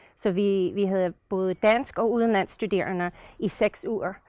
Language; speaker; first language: Danish; non-native, fluent; English